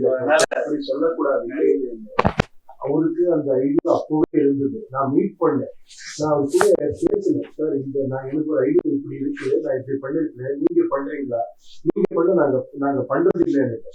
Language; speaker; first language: Tamil; non-native, learner; Kannada